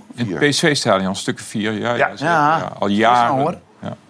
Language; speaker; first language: Dutch; native; Dutch